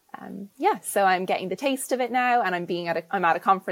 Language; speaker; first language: English; native; English